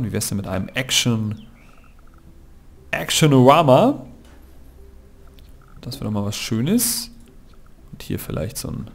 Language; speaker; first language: German; native; German